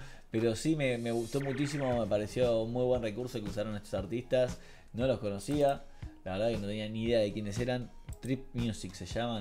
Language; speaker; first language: Spanish; native; Spanish